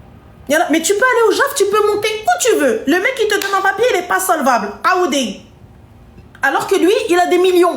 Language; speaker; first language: French; native; French